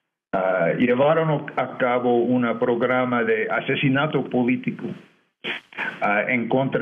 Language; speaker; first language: Spanish; non-native, fluent; English